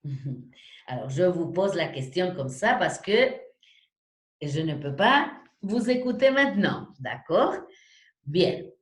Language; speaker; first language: French; non-native, fluent; Spanish